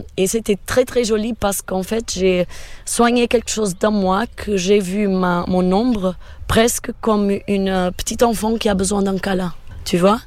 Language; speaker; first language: French; non-native, fluent; Portuguese